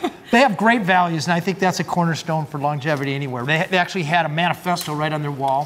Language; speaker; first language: English; native; English